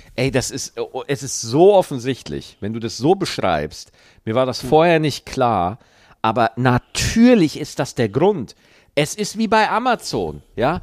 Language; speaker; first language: German; native; German